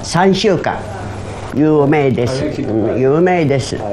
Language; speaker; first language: Japanese; non-native, fluent; Chinese